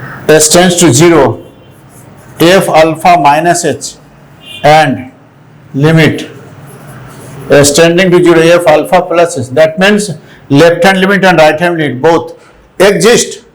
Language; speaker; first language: English; non-native, local second language; Hindi